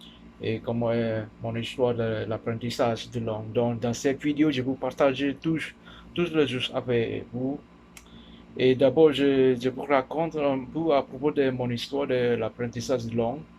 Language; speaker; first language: French; non-native, learner; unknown